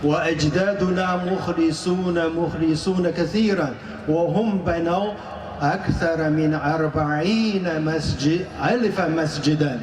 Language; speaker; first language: Arabic; non-native, fluent; Chinese